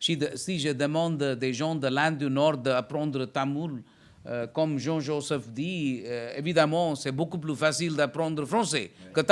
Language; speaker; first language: French; non-native, fluent; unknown